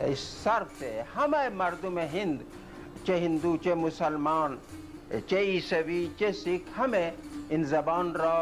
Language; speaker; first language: Persian; non-native, fluent; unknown